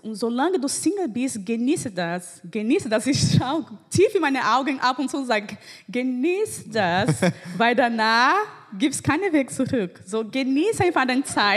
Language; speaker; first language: German; non-native, fluent; Portuguese